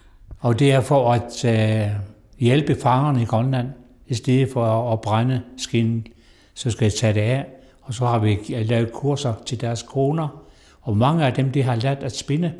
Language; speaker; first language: Danish; non-native, local second language; Kalaallisut